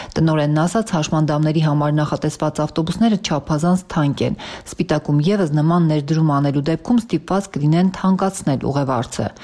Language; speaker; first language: Armenian; native; Armenian